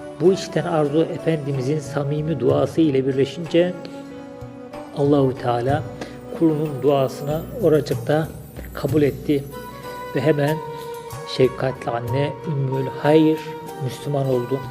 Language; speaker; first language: Turkish; native; Turkish